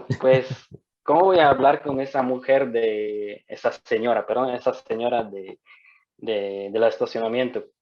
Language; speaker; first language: Spanish; non-native, fluent; Polish